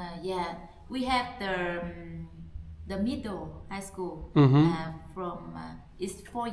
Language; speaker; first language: English; non-native, learner; Vietnamese